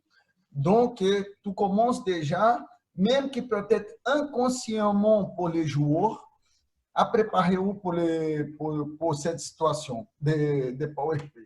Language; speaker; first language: French; non-native, fluent; Portuguese